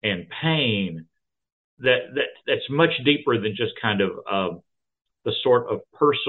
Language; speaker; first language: English; native; English